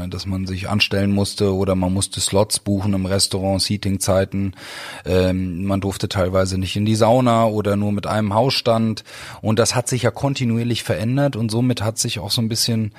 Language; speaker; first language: German; native; German